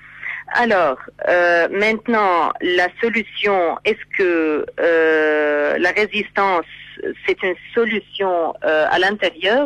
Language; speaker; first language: French; non-native, fluent; Arabic